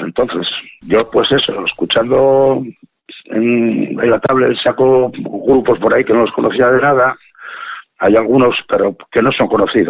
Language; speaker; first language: Spanish; native; Spanish